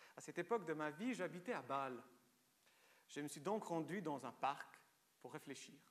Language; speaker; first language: French; early bilingual, other home language; Romanian